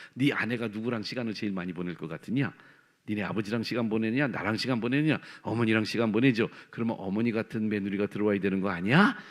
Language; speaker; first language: Korean; native; Korean